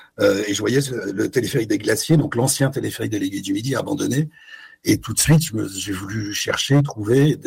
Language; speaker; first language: French; native; French